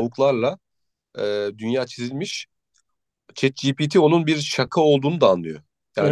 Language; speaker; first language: Turkish; native; Turkish